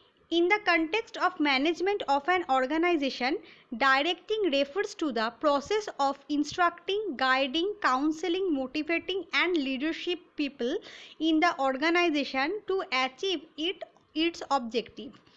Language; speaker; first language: English; non-native, local second language; Bangla